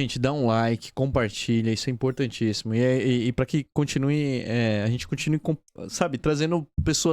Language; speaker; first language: Portuguese; native; Portuguese